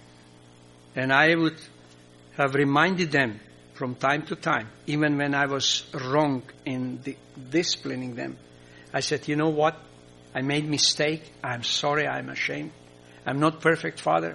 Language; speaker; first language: English; non-native, fluent; Croatian